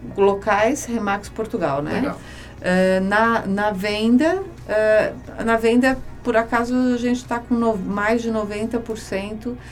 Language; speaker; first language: Portuguese; native; Portuguese